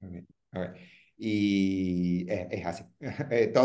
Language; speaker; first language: Spanish; native; Spanish